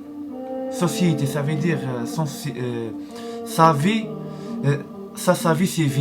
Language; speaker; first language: French; non-native, learner; Arabic